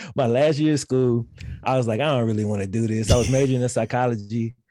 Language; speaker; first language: English; native; English